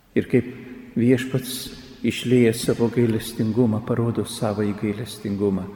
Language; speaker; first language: Lithuanian; native; Lithuanian